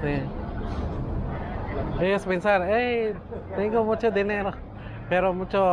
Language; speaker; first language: Spanish; non-native, learner; Filipino